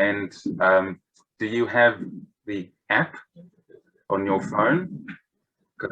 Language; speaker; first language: English; non-native, fluent; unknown